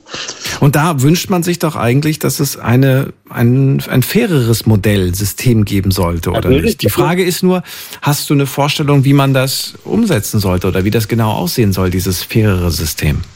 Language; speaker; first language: German; native; German